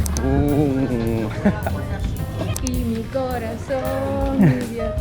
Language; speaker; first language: Spanish; non-native, learner; Korean